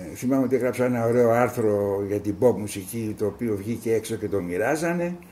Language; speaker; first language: Greek; native; Greek